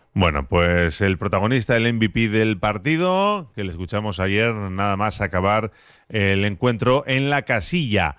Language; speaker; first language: Spanish; native; Spanish